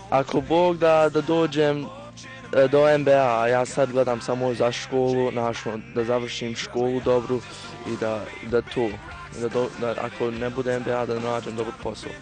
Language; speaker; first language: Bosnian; early bilingual, heritage; Bosnian